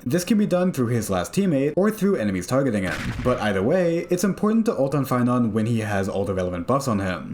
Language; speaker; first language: English; native; English